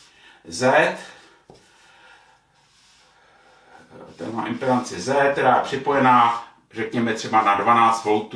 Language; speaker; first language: Czech; native; Czech